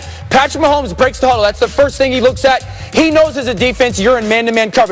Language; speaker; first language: English; native; English